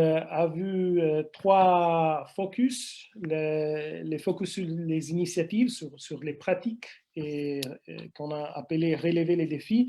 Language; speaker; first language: French; non-native, fluent; Italian